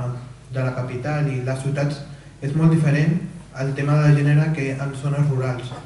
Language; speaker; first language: Catalan; early bilingual, other home language; Urdu